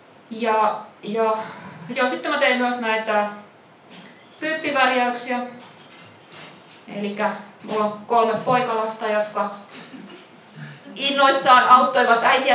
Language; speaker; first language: Finnish; native; Finnish